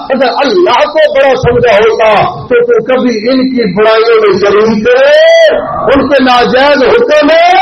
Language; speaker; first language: Urdu; non-native, local second language; Punjabi